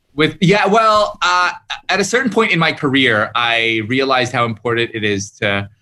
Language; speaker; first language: English; native; English